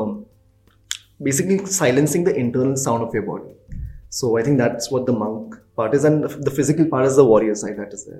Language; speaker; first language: English; non-native, local second language; Hindi